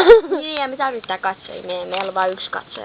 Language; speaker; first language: Finnish; native; Finnish